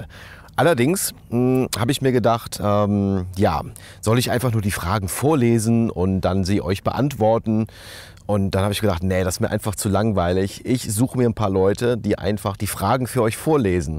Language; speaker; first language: German; native; German